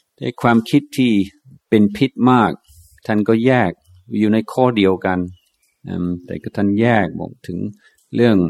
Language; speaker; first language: Thai; non-native, fluent; English